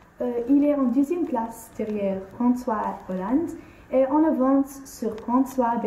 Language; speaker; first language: French; non-native, learner; English